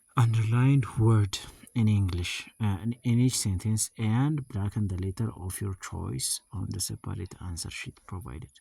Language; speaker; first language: English; non-native, local second language; Amharic